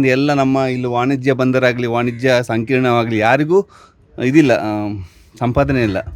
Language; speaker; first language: Kannada; native; Kannada